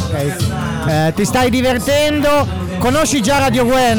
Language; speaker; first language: Italian; native; Italian